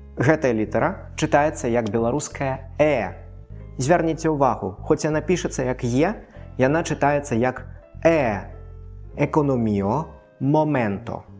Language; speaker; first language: Belarusian; non-native, local second language; Russian